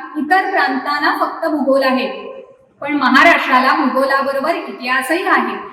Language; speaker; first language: Marathi; native; Marathi